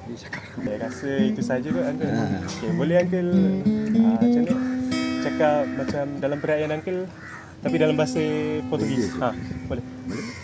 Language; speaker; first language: Malay; native; Malay